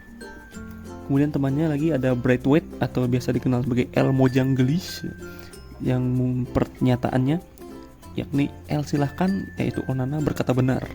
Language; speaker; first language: Indonesian; native; Indonesian